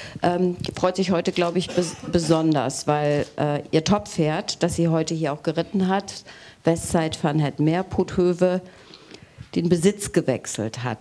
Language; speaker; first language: German; native; German